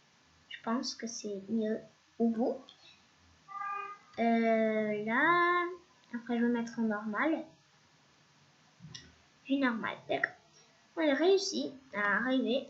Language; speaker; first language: French; non-native, fluent; Spanish